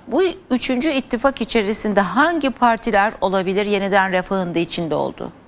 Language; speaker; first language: Turkish; native; Turkish